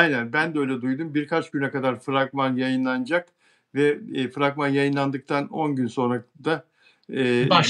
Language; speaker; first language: Turkish; native; Turkish